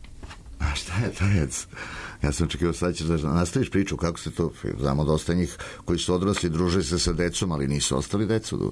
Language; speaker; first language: Serbian; native; Serbian